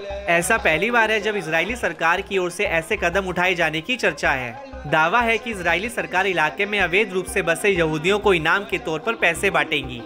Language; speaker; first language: Hindi; native; Hindi